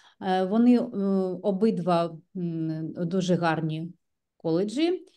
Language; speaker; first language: Ukrainian; non-native, local second language; Russian